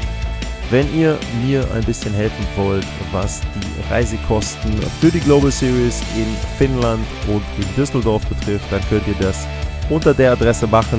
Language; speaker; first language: German; native; German